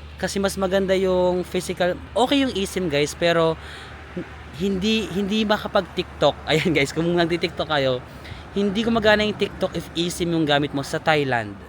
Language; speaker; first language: Filipino; non-native, local second language; Waray